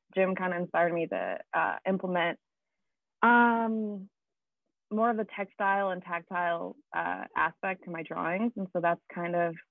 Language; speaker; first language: English; native; English